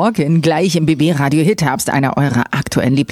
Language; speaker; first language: German; native; German